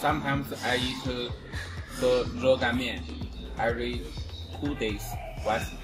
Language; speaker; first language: English; non-native, learner; Chinese